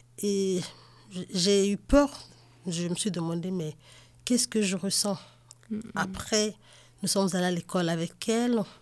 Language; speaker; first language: French; non-native, local second language; Lingala